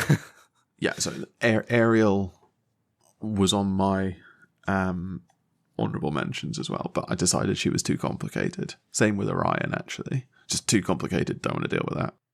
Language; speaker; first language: English; native; English